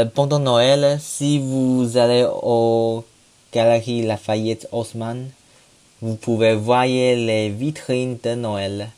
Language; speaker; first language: French; non-native, learner; Chinese